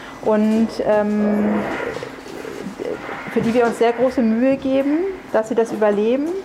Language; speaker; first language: German; native; German